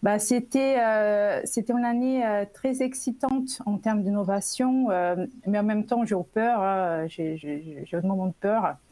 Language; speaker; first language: French; non-native, fluent; Portuguese